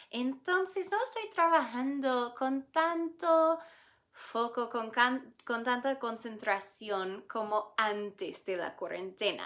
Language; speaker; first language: Spanish; non-native, fluent; English